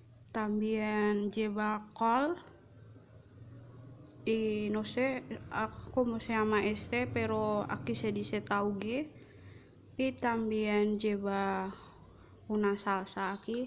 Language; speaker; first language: Spanish; non-native, fluent; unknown